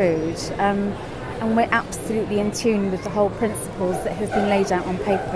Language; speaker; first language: English; native; English